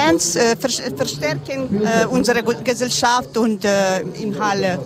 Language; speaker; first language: German; non-native, learner; Ukrainian